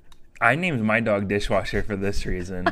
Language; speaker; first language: English; native; English